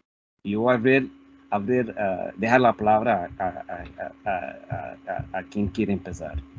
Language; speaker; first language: Spanish; non-native, fluent; English